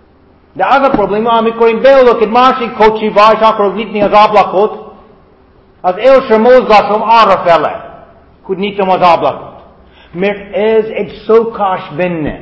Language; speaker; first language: Hungarian; non-native, fluent; English